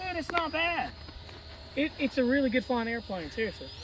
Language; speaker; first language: English; native; English